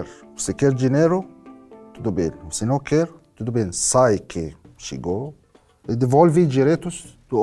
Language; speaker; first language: Portuguese; non-native, learner; Arabic